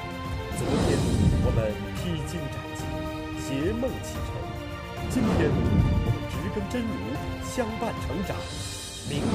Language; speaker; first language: Chinese; native; Chinese